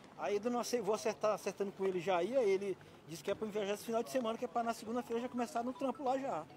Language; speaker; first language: Portuguese; native; Portuguese